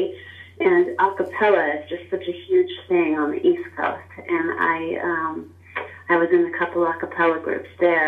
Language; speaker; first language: English; native; English